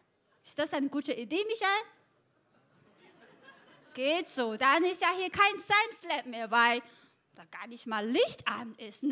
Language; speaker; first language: German; non-native, fluent; Chinese